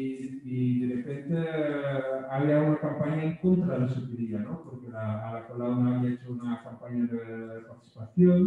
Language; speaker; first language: Spanish; non-native, fluent; Dutch